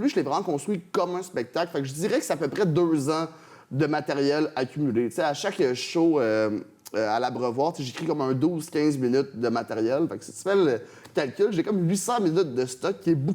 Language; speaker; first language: French; native; French